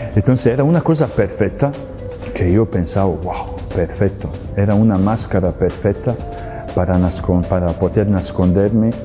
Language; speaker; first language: Spanish; non-native, fluent; Serbian